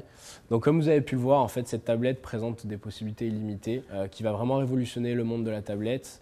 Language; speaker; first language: French; native; French